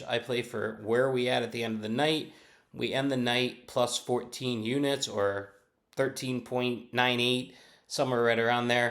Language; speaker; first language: English; native; English